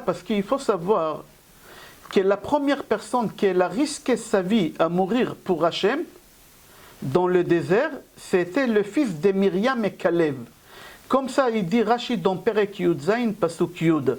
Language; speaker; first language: French; native; French